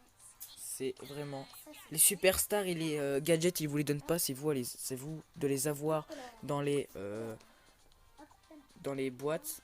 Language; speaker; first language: French; native; French